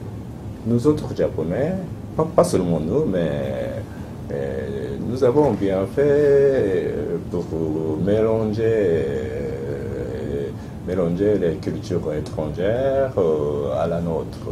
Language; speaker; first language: French; non-native, fluent; Japanese